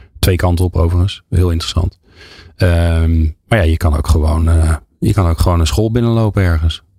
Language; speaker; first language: Dutch; native; Dutch